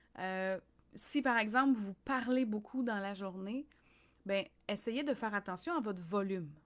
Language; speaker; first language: French; native; French